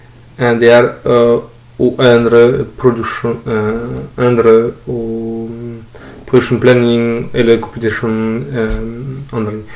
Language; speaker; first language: Norwegian; non-native, fluent; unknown